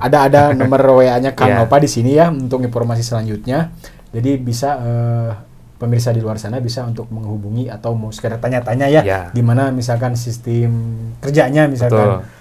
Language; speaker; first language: Indonesian; non-native, local second language; Sundanese